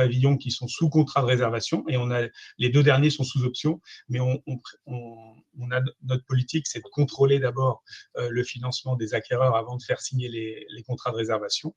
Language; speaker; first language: French; native; French